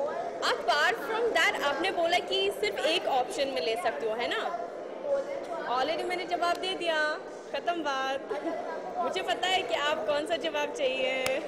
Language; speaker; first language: Hindi; non-native, learner; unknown